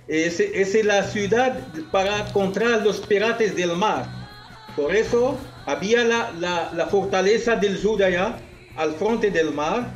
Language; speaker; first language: Spanish; non-native, fluent; Arabic